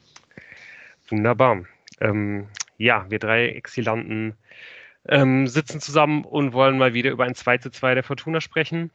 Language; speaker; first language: German; native; German